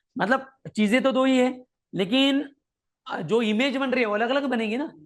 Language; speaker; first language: Hindi; non-native, local second language; Marathi